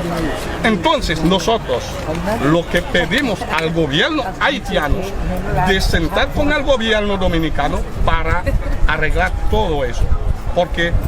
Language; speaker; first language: Spanish; non-native, fluent; Haitian Creole